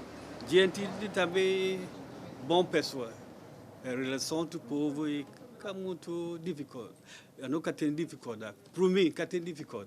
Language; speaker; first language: Portuguese; non-native, learner; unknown